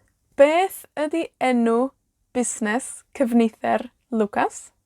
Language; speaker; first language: Welsh; non-native, fluent; Spanish